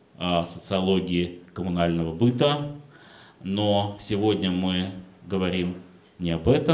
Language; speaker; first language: Russian; native; Russian